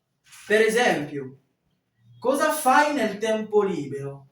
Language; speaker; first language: Italian; non-native, fluent; French